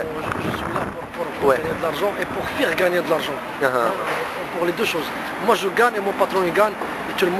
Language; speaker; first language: French; non-native, fluent; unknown